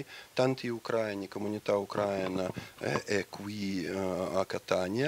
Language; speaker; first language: Italian; non-native, fluent; Ukrainian